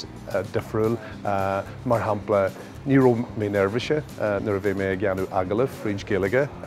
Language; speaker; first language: Irish; non-native, local second language; English